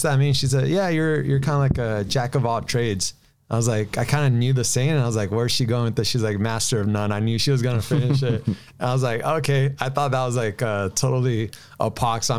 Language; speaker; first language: English; native; English